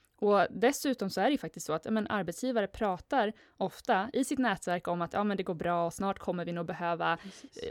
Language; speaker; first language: Swedish; native; Swedish